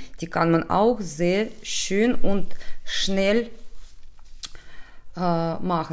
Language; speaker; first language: German; non-native, learner; Russian